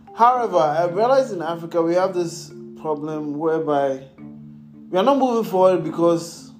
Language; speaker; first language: English; non-native, local second language; Akan